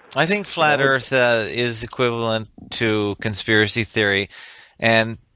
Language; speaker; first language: English; native; English